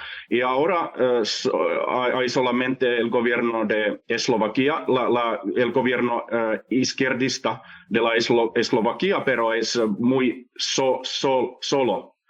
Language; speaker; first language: Spanish; non-native, fluent; Finnish